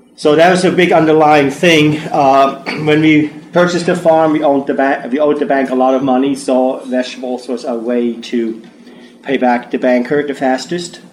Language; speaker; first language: English; non-native, fluent; German